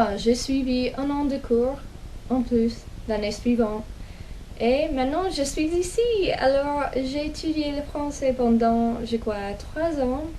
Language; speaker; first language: French; non-native, fluent; English